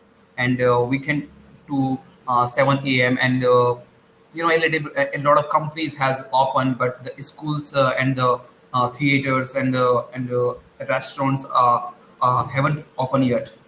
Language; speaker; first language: English; non-native, learner; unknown